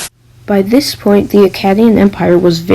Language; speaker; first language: English; native; English